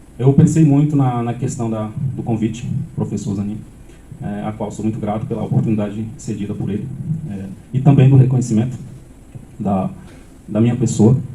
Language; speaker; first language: Portuguese; non-native, local second language; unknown